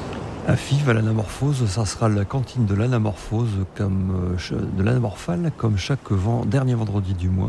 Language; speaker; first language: French; native; French